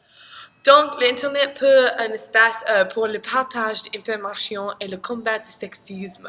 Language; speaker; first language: French; non-native, learner; English